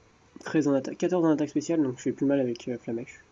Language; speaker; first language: French; native; French